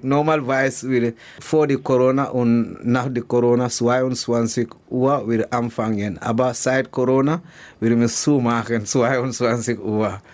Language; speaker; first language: German; non-native, learner; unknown